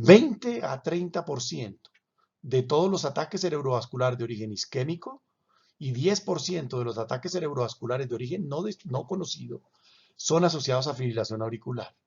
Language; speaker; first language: Spanish; native; Spanish